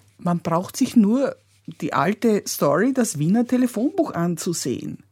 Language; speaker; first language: German; native; German